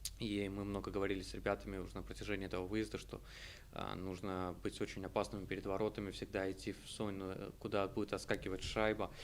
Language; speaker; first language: Russian; native; Russian